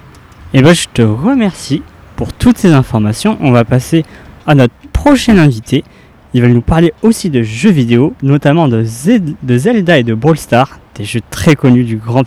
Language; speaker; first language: French; native; French